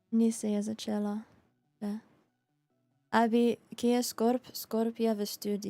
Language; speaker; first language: Slovenian; early bilingual, heritage; Slovenian